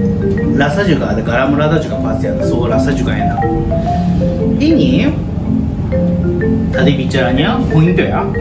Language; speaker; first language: Indonesian; non-native, learner; Japanese